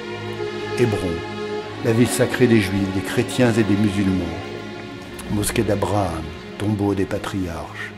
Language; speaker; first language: French; native; French